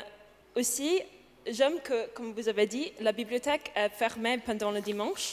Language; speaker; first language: French; non-native, learner; English